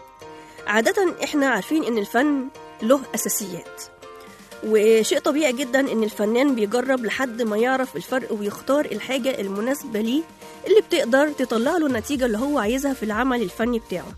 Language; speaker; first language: Arabic; native; Arabic